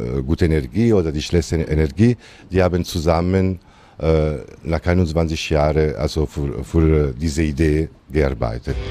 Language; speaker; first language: German; non-native, fluent; Italian